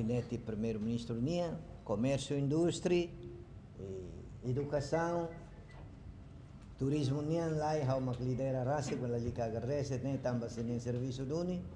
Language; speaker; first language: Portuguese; non-native, local second language; Tetum